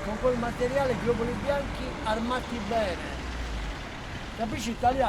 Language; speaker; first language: Italian; native; Italian